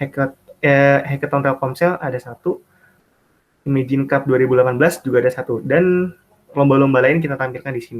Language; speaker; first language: Indonesian; native; Indonesian